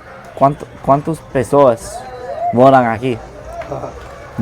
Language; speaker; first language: Portuguese; non-native, learner; English